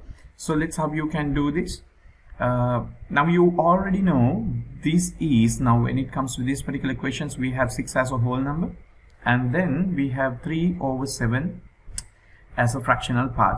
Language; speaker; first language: English; non-native, local second language; Sinhala